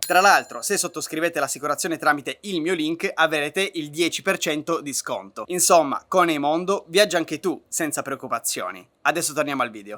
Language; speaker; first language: Italian; native; Italian